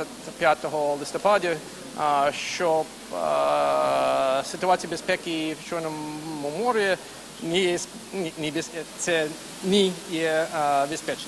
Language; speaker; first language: Ukrainian; non-native, fluent; English